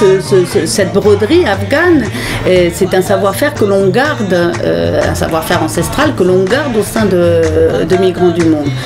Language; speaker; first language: French; native; French